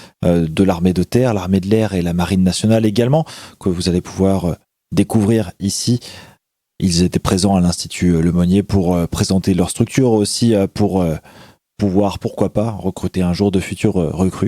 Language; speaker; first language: French; native; French